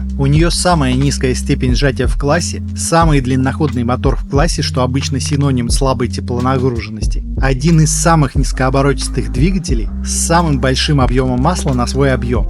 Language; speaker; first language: Russian; native; Russian